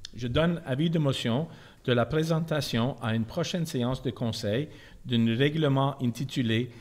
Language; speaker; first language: French; non-native, local second language; English